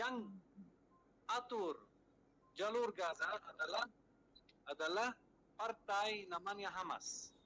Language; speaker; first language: Indonesian; non-native, fluent; Arabic